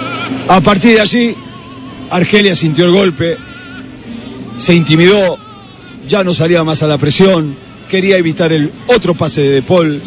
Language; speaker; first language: Spanish; native; Spanish